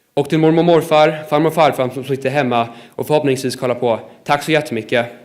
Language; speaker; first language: Swedish; early bilingual, heritage; Swedish